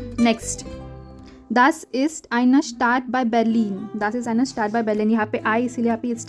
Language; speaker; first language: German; non-native, fluent; Hindi